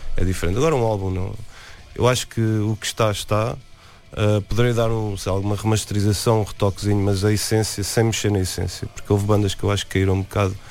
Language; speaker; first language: Portuguese; native; Portuguese